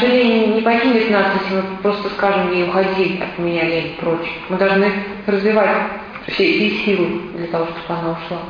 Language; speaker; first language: Russian; native; Russian